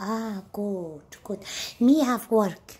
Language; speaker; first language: English; non-native, learner; Amharic